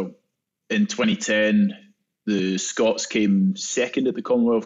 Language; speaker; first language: English; native; English